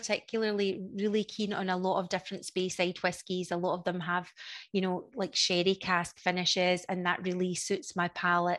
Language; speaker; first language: English; native; English